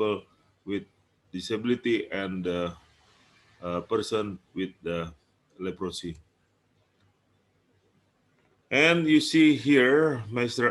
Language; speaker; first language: English; non-native, learner; Indonesian